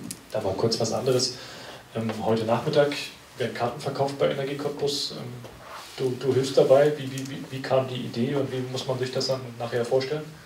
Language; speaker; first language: German; native; German